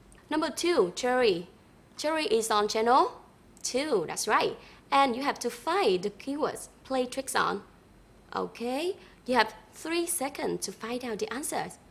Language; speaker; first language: English; non-native, fluent; Vietnamese